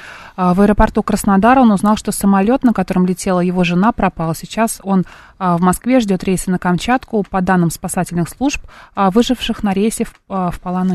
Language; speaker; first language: Russian; native; Russian